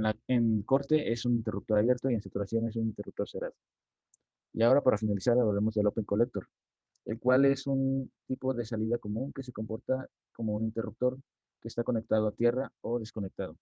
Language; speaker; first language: Spanish; native; Spanish